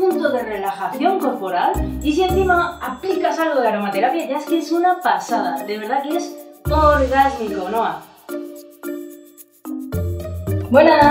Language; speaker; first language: Spanish; native; Spanish